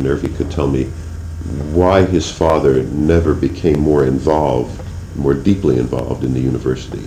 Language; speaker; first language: English; native; English